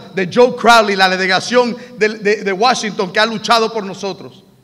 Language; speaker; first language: Spanish; early bilingual, heritage; Spanish